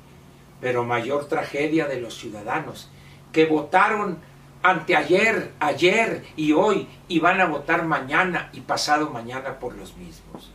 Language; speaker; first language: Spanish; native; Spanish